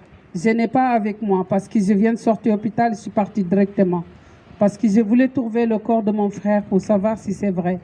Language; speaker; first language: French; non-native, local second language; Wolof